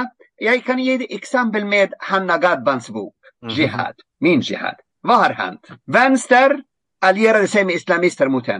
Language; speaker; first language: Swedish; non-native, fluent; Arabic